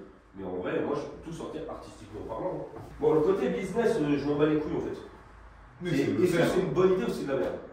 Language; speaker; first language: French; native; French